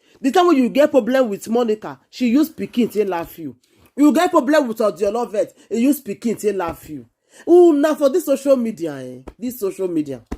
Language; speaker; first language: Nigerian Pidgin; native; Nigerian Pidgin